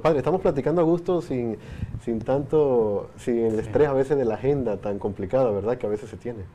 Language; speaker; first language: Spanish; native; Spanish